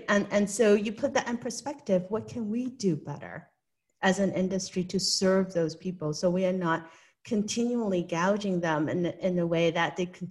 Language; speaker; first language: English; non-native, local second language; Cantonese